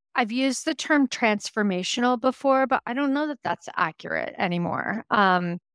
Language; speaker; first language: English; native; English